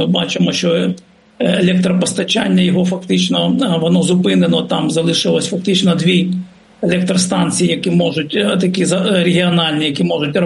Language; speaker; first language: Ukrainian; native; Ukrainian